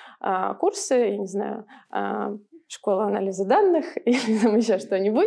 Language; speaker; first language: Russian; native; Russian